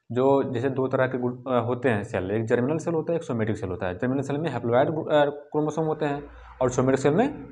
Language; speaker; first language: Hindi; native; Hindi